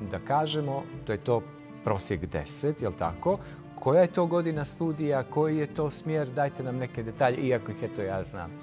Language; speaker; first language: Serbian; native; Serbian